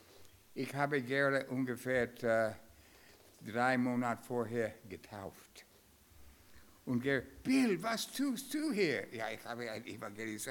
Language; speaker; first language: German; non-native, fluent; English